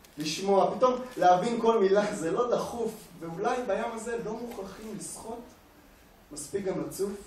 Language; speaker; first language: Hebrew; native; Hebrew